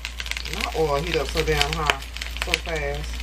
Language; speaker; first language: English; native; English